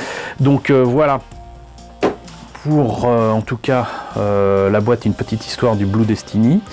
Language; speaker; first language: French; native; French